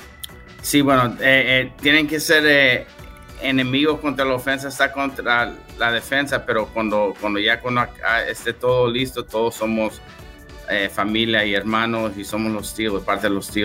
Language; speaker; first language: Spanish; early bilingual, heritage; English